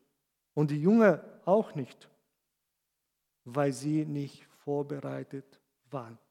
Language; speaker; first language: German; non-native, fluent; Portuguese